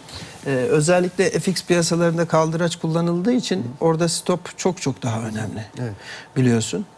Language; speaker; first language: Turkish; native; Turkish